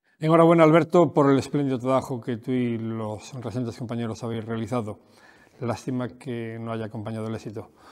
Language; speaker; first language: Spanish; native; Spanish